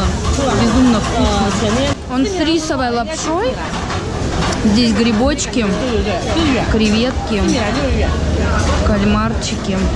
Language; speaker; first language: Russian; native; Russian